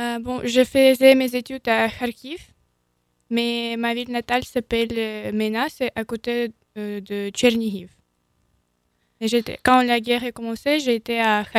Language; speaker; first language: French; non-native, learner; Ukrainian